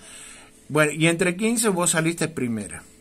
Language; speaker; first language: Spanish; native; Spanish